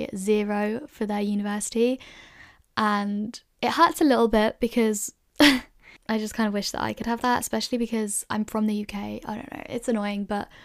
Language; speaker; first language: English; native; English